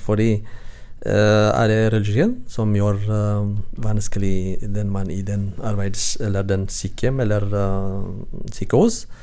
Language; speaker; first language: Norwegian; non-native, learner; Tigrinya